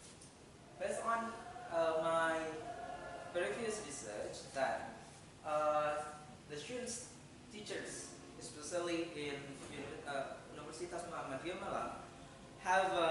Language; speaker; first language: English; non-native, fluent; Indonesian